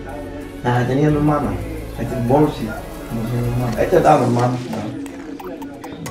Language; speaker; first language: Russian; non-native, learner; Spanish